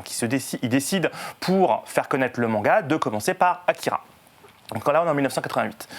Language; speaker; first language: French; native; French